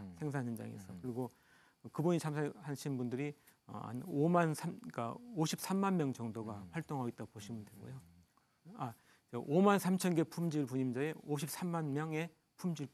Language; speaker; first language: Korean; native; Korean